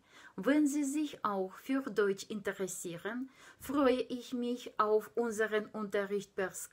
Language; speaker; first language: German; non-native, fluent; Russian